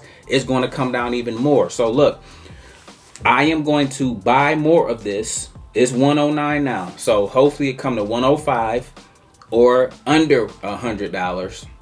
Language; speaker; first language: English; native; English